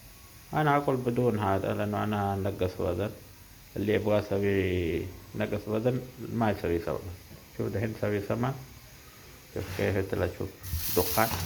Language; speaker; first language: Arabic; non-native, learner; Urdu